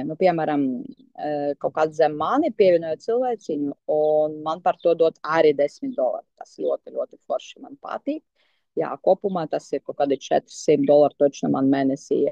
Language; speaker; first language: Latvian; non-native, local second language; Russian